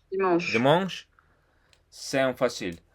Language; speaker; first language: French; non-native, learner; Russian